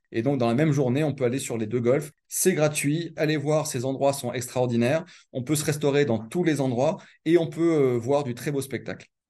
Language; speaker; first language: French; native; French